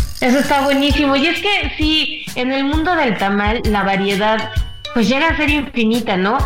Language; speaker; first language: Spanish; native; Spanish